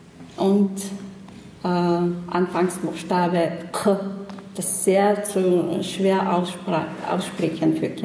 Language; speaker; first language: German; non-native, learner; Chechen